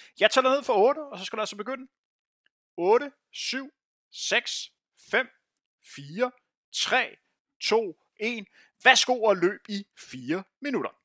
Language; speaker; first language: Danish; native; Danish